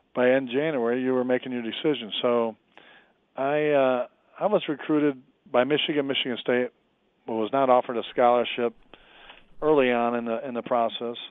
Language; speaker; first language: English; native; English